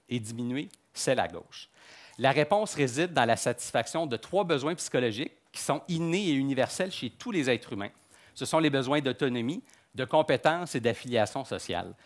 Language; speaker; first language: French; native; French